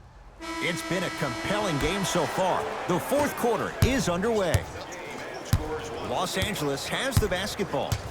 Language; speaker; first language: English; native; English